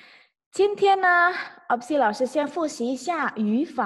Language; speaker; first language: Chinese; non-native, fluent; Indonesian